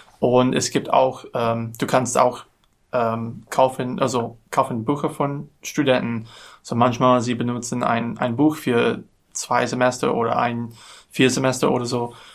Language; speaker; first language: German; non-native, learner; English